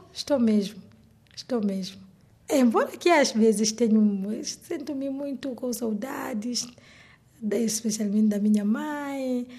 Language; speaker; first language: Portuguese; non-native, learner; Swahili